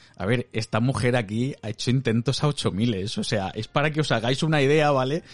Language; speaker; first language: Spanish; native; Spanish